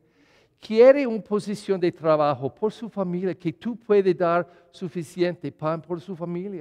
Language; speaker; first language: Spanish; non-native, learner; English